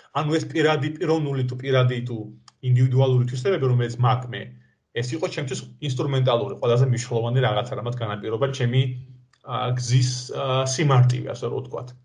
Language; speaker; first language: Georgian; native; Georgian